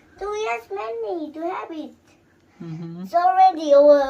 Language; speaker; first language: English; non-native, learner; Thai